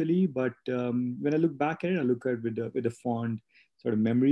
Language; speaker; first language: English; non-native, local second language; Hindi